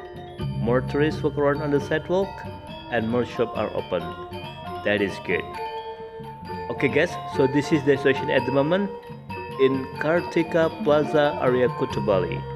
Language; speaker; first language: English; non-native, learner; Indonesian